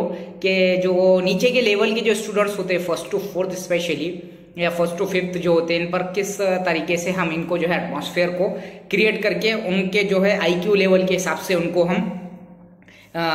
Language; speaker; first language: Hindi; native; Hindi